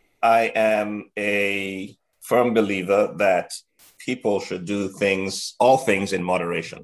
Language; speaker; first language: English; non-native, local second language; Yoruba